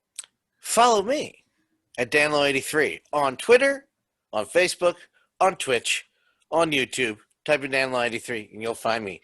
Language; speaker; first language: English; native; English